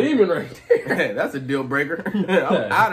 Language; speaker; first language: English; native; English